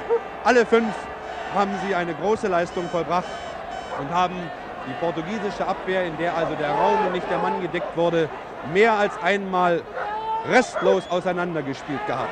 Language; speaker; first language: German; native; German